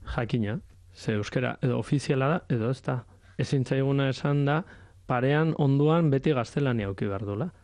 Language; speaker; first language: Basque; native; Basque